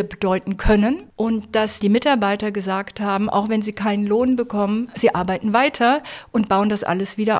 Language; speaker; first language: German; native; German